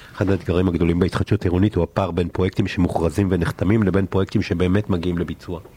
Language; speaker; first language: Hebrew; native; Hebrew